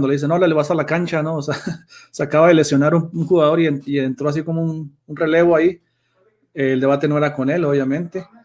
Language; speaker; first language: Spanish; native; Spanish